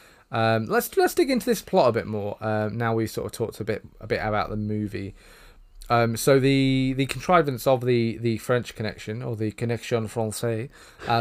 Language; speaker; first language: English; native; English